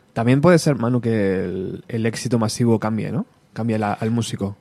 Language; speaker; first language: Spanish; native; Spanish